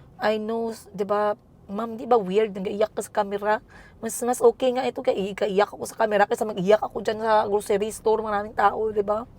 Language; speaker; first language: Filipino; non-native, local second language; Cebuano